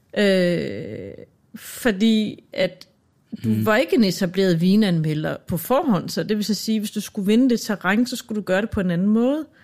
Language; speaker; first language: Danish; native; Danish